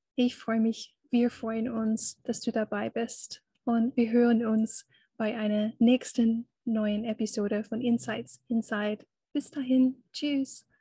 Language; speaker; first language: German; non-native, fluent; English